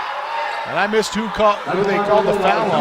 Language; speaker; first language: English; native; English